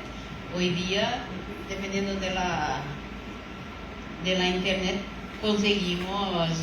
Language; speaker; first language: Spanish; non-native, fluent; Portuguese